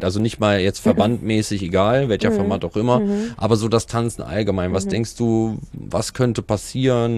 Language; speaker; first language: German; native; German